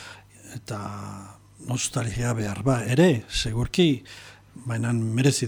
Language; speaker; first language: Basque; non-native, local second language; French